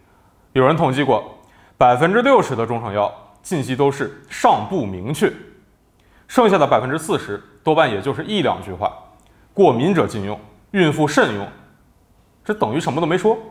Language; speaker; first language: Chinese; native; Chinese